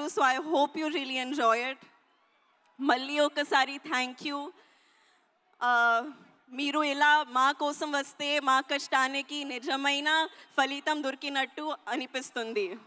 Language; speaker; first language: Telugu; non-native, learner; Hindi